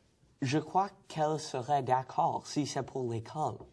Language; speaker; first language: French; non-native, learner; English